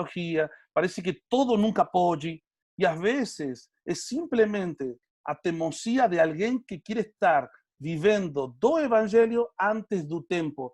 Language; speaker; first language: Portuguese; non-native, learner; Spanish